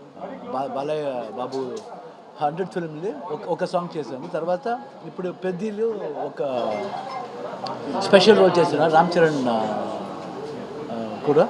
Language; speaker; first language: Telugu; non-native, fluent; Kannada